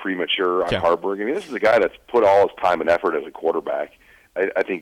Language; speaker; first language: English; native; English